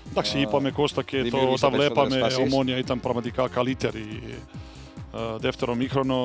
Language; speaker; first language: Greek; non-native, fluent; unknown